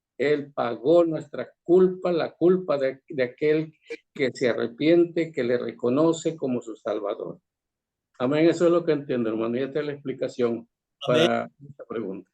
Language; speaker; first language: Spanish; native; Spanish